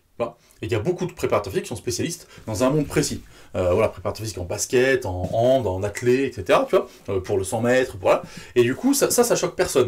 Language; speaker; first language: French; native; French